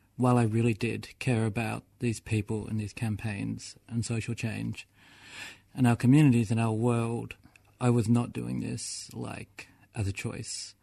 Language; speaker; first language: English; native; English